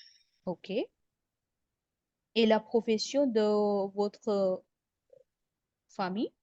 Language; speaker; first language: French; non-native, fluent; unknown